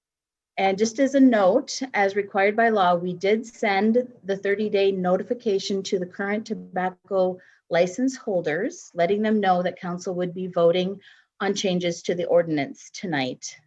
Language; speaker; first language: English; native; English